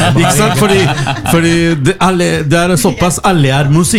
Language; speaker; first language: Norwegian; non-native, learner; Spanish